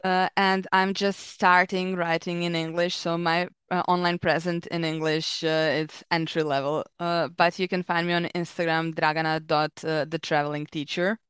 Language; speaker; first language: English; non-native, fluent; Serbian